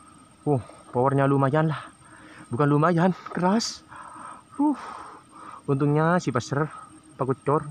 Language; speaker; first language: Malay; non-native, local second language; Javanese